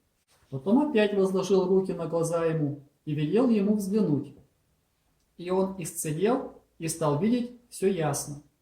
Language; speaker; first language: Russian; native; Russian